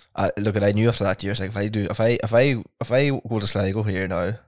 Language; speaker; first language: English; native; English